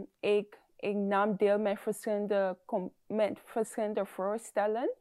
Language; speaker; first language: Dutch; non-native, fluent; English